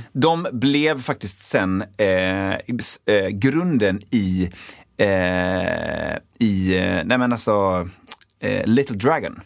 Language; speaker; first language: Swedish; native; Swedish